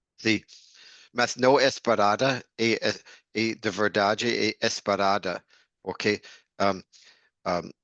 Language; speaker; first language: Portuguese; non-native, learner; English